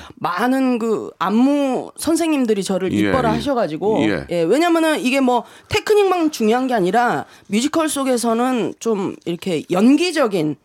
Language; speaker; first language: Korean; native; Korean